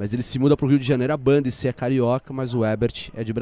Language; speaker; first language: Portuguese; native; Portuguese